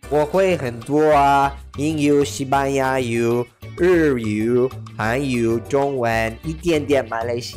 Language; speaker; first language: Chinese; non-native, learner; Spanish